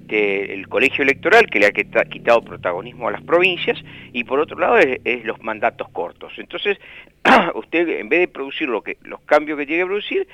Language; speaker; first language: Spanish; native; Spanish